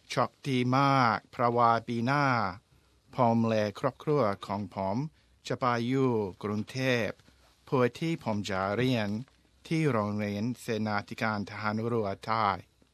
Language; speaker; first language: Thai; non-native, learner; English